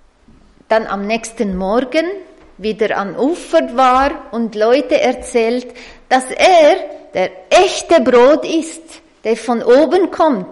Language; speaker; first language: German; non-native, fluent; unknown